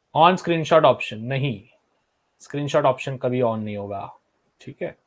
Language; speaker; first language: Hindi; non-native, local second language; Marathi